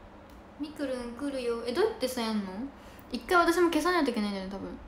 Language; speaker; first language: Japanese; native; Japanese